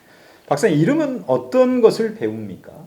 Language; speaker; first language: Korean; native; Korean